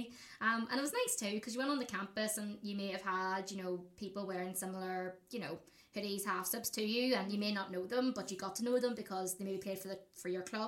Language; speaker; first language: English; native; English